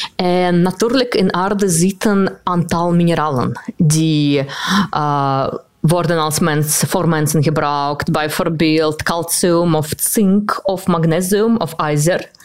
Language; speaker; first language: Dutch; non-native, fluent; Russian